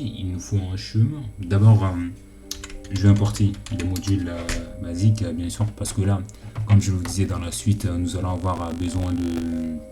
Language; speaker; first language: French; native; French